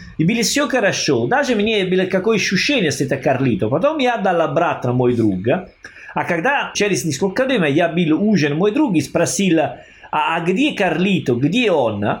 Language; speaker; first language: Russian; non-native, learner; Italian